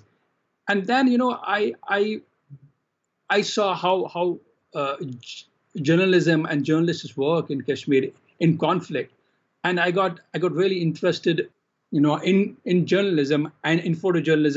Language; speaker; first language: English; non-native, local second language; Kashmiri